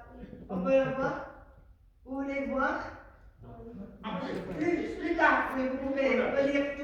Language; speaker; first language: French; non-native, fluent; Vietnamese